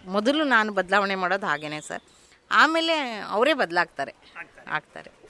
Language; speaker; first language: Kannada; native; Kannada